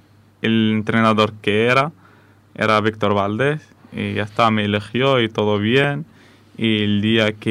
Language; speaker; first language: Spanish; non-native, fluent; Arabic